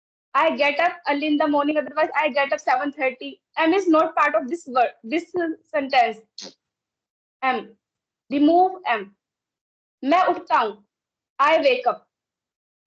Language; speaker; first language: English; non-native, local second language; Hindi